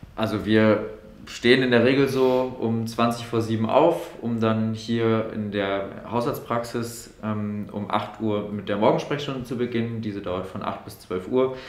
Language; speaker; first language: German; native; German